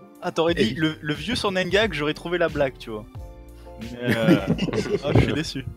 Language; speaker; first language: French; native; French